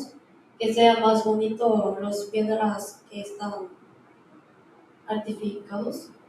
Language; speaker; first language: Spanish; non-native, learner; Korean